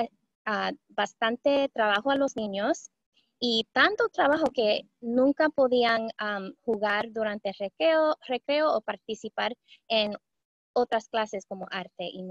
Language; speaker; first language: Spanish; early bilingual, heritage; Spanish